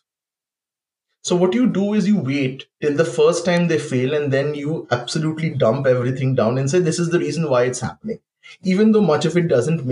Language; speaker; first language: English; non-native, local second language; Bangla